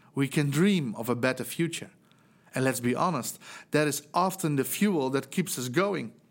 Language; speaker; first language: English; non-native, fluent; Dutch